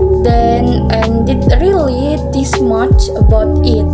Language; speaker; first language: English; non-native, learner; Indonesian